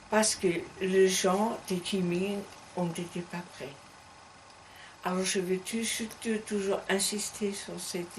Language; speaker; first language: French; non-native, learner; German